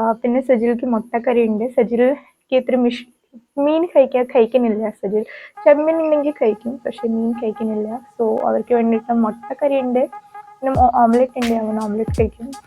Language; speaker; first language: Malayalam; non-native, learner; Hindi